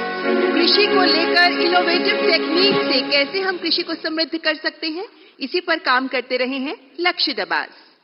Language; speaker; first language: Hindi; native; Hindi